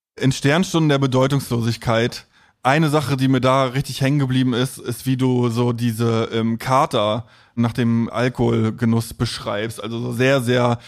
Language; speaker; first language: German; native; German